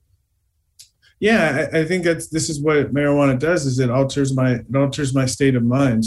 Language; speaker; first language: English; native; English